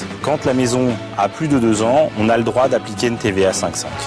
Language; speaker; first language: French; native; French